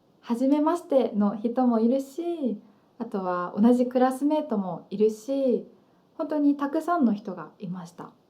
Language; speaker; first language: Japanese; native; Japanese